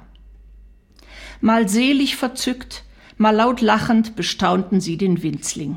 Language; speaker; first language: German; native; German